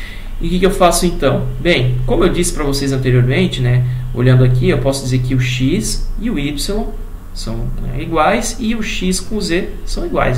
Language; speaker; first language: Portuguese; native; Portuguese